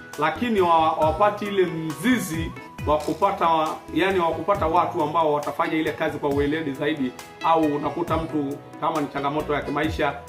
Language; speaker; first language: Swahili; non-native, local second language; Masai